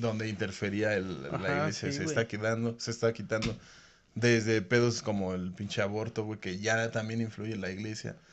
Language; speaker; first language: Spanish; native; Spanish